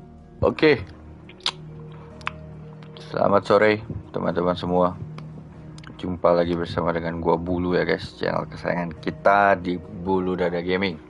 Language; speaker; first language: Indonesian; native; Indonesian